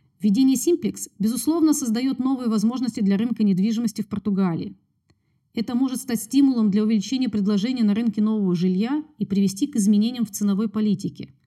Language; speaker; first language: Russian; native; Russian